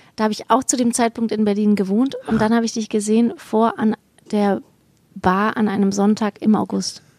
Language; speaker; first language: German; native; German